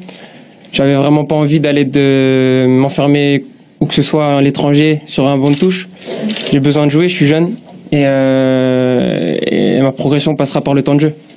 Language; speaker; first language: French; native; French